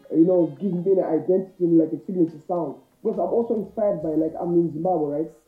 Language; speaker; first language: English; non-native, local second language; Shona